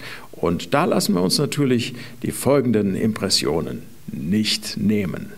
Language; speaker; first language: German; native; German